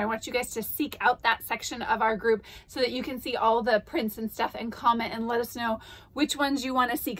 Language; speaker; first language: English; native; English